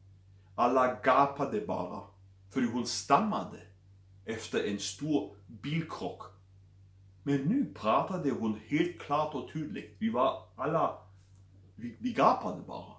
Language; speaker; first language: Swedish; non-native, fluent; German